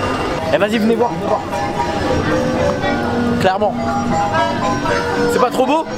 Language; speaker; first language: French; native; French